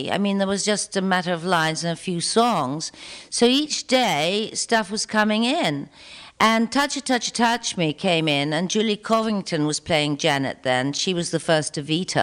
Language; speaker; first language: English; native; English